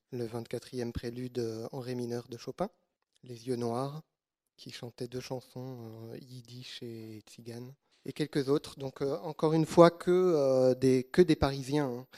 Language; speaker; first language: French; native; French